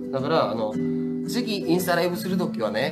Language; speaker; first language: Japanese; non-native, fluent; Korean